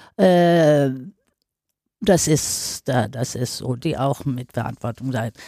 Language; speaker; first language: German; non-native, fluent; Greek